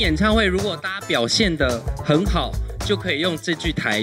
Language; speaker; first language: Chinese; native; Chinese